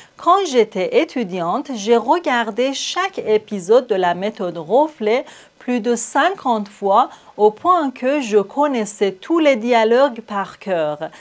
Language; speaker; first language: French; non-native, fluent; Persian